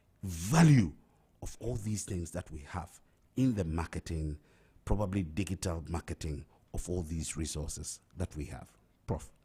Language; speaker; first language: English; non-native, local second language; Akan